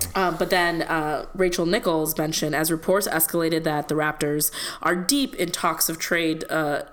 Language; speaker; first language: English; non-native, local second language; Malayalam